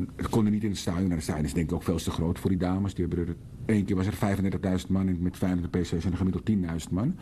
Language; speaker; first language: Dutch; early bilingual, other home language; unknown